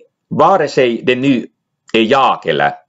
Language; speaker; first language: Swedish; non-native, local second language; Finnish